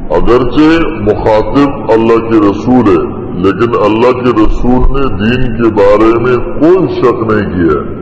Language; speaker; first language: Urdu; non-native, local second language; Pashto